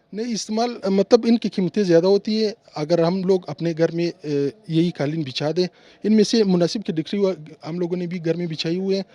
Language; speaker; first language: Urdu; non-native, local second language; Pashto